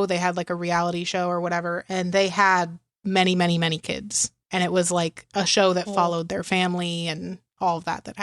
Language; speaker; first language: English; native; English